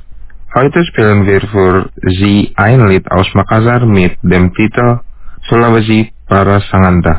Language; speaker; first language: German; non-native, fluent; Indonesian